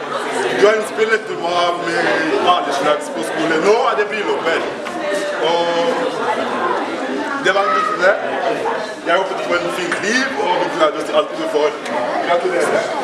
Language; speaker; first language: Norwegian; early bilingual, other home language; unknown